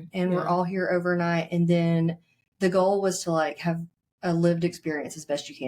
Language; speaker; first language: English; native; English